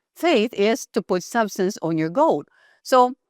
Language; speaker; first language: English; non-native, local second language; Filipino